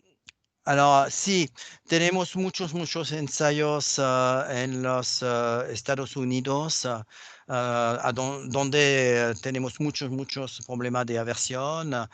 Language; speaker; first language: Spanish; non-native, fluent; French